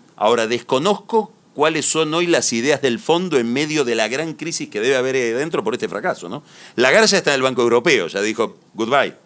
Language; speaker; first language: Spanish; native; Spanish